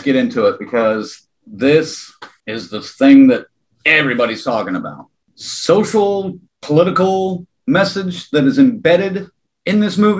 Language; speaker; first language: English; native; English